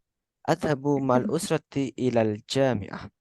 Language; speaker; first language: Arabic; non-native, fluent; Indonesian